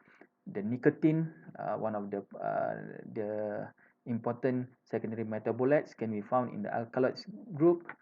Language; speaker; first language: English; non-native, fluent; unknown